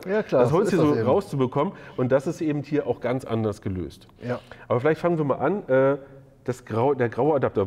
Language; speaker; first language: German; native; German